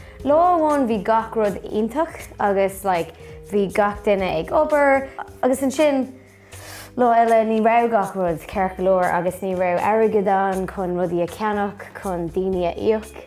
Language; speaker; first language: Irish; non-native, local second language; English